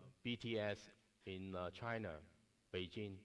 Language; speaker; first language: English; non-native, learner; Cantonese